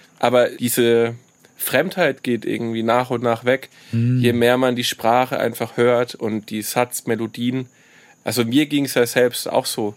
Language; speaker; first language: German; native; German